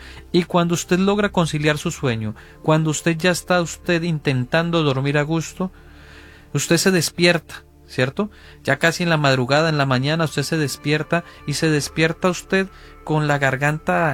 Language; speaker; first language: Spanish; native; Spanish